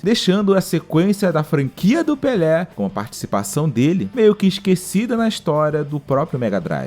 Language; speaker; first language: Portuguese; native; Portuguese